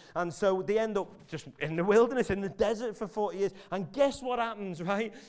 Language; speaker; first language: English; native; English